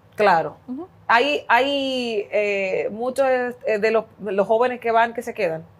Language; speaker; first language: Spanish; native; Spanish